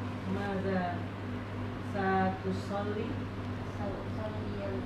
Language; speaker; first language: Arabic; non-native, learner; Indonesian